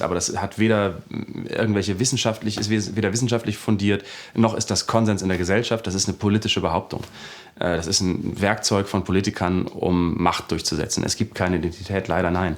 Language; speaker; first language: German; native; German